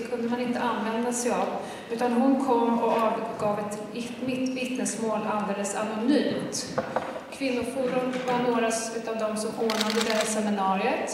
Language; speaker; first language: Swedish; native; Swedish